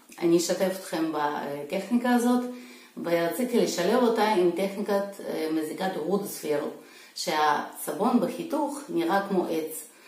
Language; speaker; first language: Hebrew; non-native, fluent; Russian